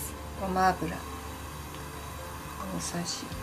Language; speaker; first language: Japanese; native; Japanese